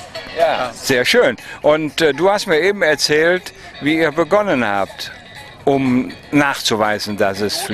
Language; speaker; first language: German; native; German